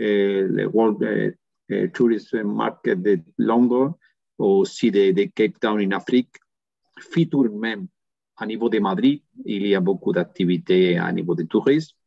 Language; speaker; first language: French; non-native, learner; Spanish